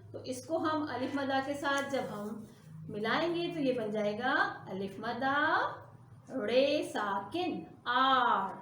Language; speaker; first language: Hindi; non-native, local second language; Punjabi